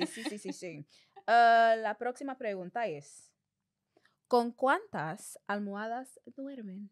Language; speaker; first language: Spanish; non-native, learner; English